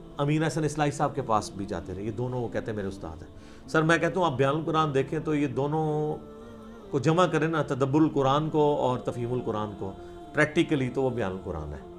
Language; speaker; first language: Urdu; non-native, local second language; Punjabi